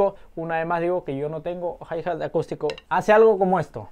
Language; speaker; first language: Spanish; native; Spanish